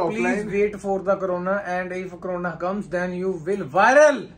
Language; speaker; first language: Hindi; native; Hindi